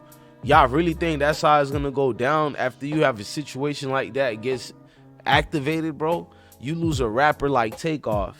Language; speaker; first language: English; native; English